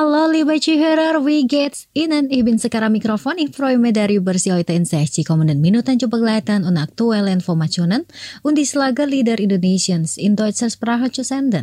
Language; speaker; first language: German; non-native, fluent; Indonesian